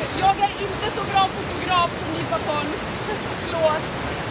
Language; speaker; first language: Swedish; non-native, learner; Thai